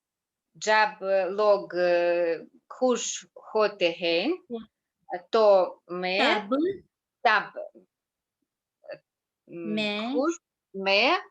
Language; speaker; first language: Hindi; non-native, learner; Russian